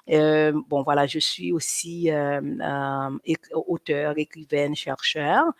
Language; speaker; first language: French; non-native, local second language; Haitian Creole